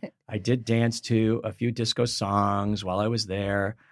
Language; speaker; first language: English; native; English